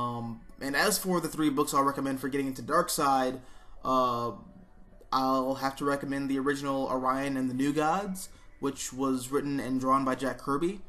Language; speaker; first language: English; native; English